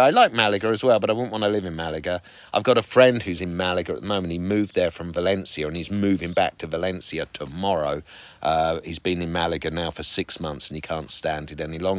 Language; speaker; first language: English; native; English